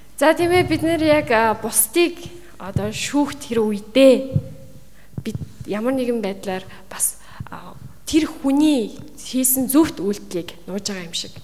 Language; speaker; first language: Mongolian; native; Mongolian